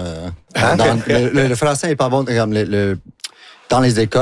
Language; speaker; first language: French; non-native, local second language; English